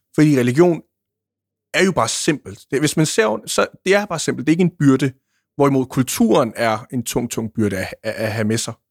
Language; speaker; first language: Danish; early bilingual, other home language; Punjabi